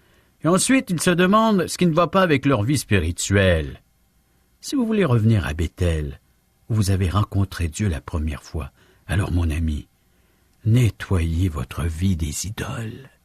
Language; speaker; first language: French; native; French